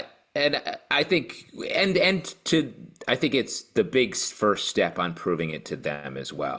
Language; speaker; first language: English; native; English